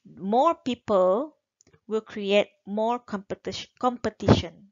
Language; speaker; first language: English; non-native, local second language; Malay